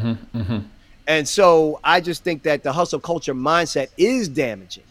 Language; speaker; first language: English; native; English